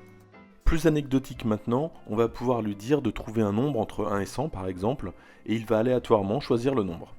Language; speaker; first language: French; native; French